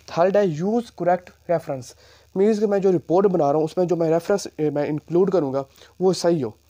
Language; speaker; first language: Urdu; non-native, local second language; Punjabi